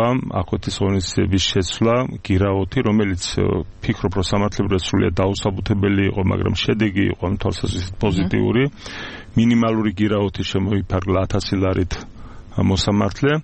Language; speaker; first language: Georgian; native; Georgian